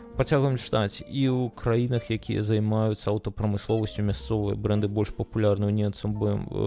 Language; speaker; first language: Belarusian; non-native, local second language; Russian